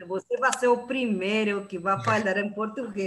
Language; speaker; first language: Portuguese; non-native, learner; Spanish